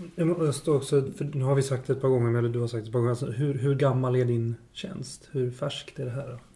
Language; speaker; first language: Swedish; native; Swedish